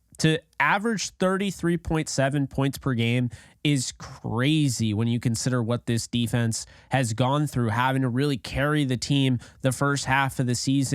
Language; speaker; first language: English; native; English